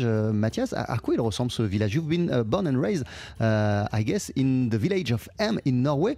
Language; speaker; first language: English; non-native, fluent; French